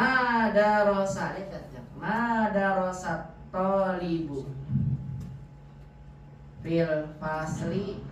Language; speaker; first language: Arabic; non-native, fluent; Indonesian